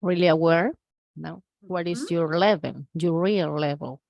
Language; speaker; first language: English; non-native, learner; Spanish